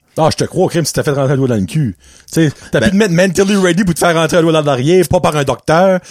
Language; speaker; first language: French; native; French